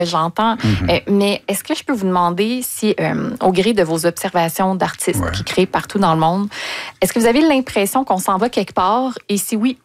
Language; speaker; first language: French; native; French